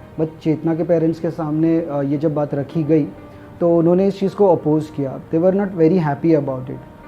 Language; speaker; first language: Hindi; non-native, local second language; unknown